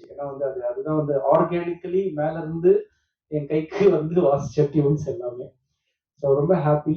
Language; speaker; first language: Tamil; native; Tamil